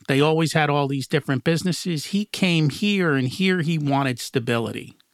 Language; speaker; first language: English; native; English